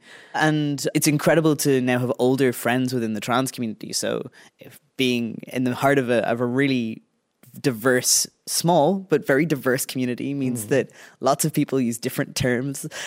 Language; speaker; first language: English; native; English